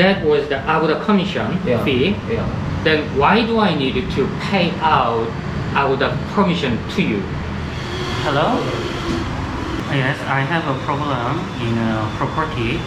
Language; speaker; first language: English; non-native, learner; Korean